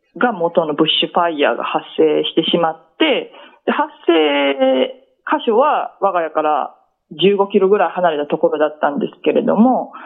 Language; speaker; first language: Japanese; native; Japanese